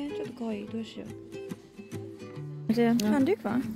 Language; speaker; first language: Swedish; non-native, learner; Japanese